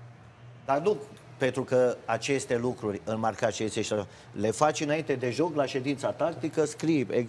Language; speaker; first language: Romanian; native; Romanian